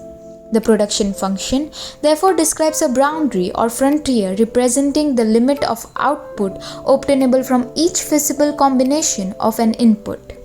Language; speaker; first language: English; non-native, local second language; Gujarati